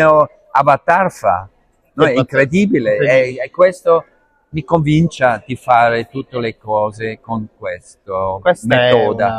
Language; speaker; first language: Italian; non-native, learner; Arabic